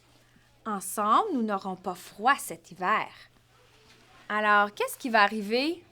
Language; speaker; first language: French; native; French